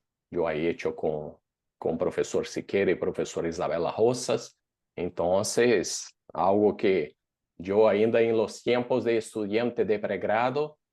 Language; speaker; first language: Spanish; non-native, fluent; Portuguese